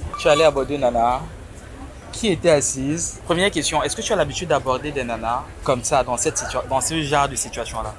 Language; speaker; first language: French; native; French